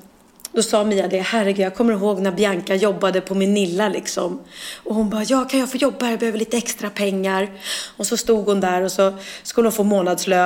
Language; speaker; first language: Swedish; native; Swedish